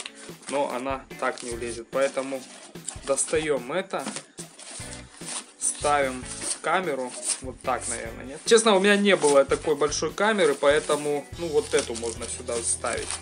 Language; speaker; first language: Russian; native; Russian